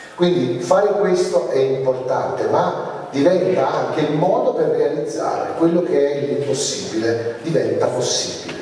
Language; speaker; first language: Italian; native; Italian